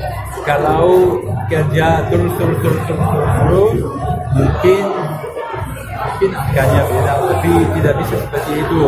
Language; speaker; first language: Indonesian; non-native, fluent; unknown